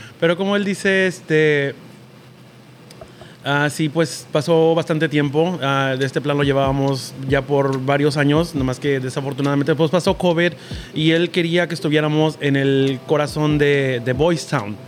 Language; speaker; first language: Spanish; native; Spanish